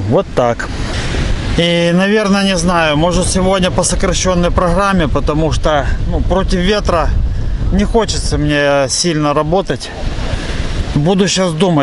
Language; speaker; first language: Russian; native; Russian